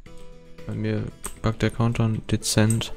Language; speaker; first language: German; native; German